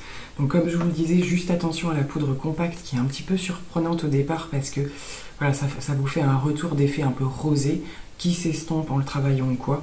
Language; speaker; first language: French; native; French